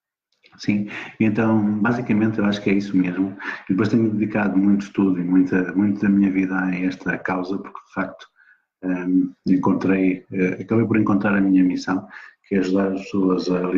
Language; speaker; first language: Portuguese; native; Portuguese